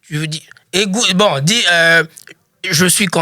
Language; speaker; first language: French; native; French